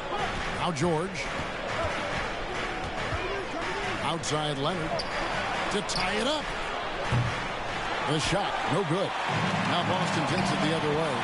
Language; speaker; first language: English; native; English